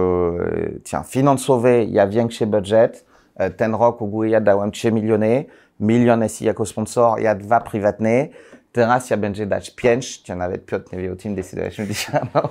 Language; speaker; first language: Polish; non-native, learner; French